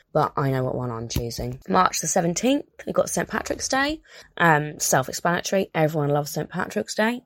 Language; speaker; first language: English; native; English